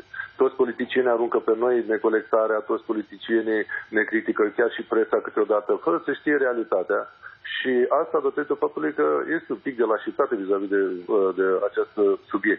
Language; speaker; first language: Romanian; native; Romanian